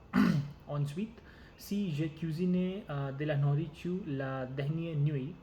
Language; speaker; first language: French; non-native, learner; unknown